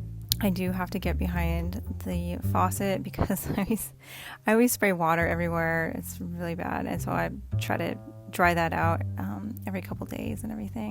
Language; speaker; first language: English; native; English